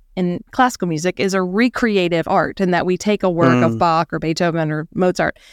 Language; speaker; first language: English; native; English